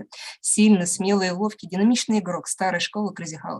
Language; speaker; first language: Russian; native; Russian